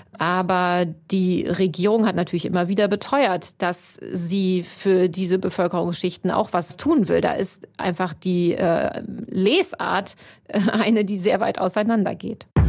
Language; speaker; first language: German; native; German